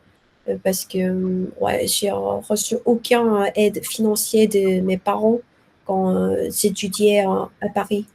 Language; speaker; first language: French; non-native, learner; Korean